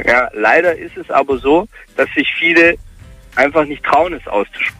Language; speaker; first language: German; early bilingual, other home language; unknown